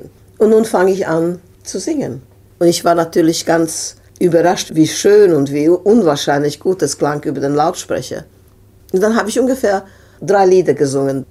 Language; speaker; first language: German; non-native, fluent; Serbian